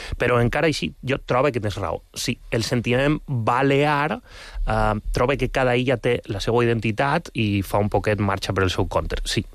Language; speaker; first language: Catalan; native; Catalan